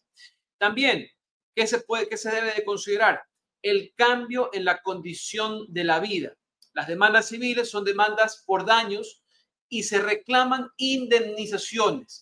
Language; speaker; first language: Spanish; native; Spanish